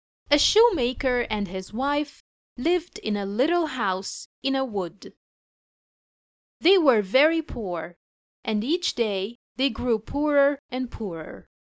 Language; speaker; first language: English; non-native, fluent; Arabic